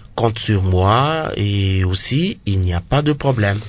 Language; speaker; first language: French; non-native, local second language; Swahili